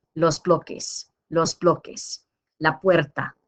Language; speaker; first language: Spanish; non-native, learner; English